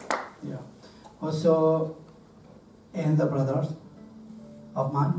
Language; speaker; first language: Norwegian; non-native, learner; Arabic